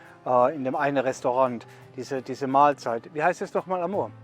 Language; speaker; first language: German; native; German